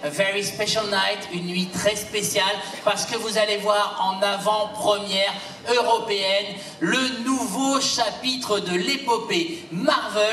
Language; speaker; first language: French; native; French